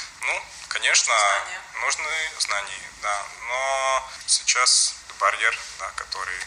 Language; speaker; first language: Russian; non-native, local second language; Latvian